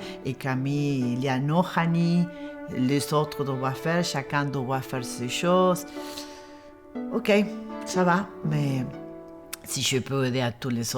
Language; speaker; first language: French; non-native, learner; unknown